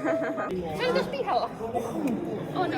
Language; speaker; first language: Finnish; native; Finnish